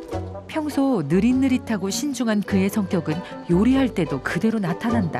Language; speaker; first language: Korean; native; Korean